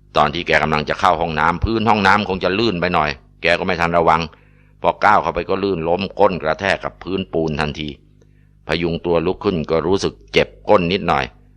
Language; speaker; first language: Thai; native; Thai